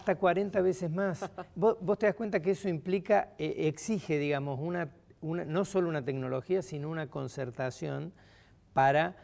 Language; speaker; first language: Spanish; native; Spanish